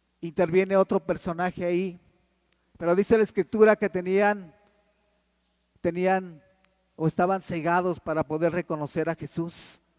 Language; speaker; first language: Spanish; native; Spanish